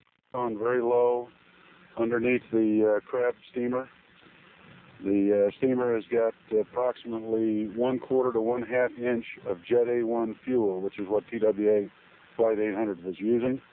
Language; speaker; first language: English; native; English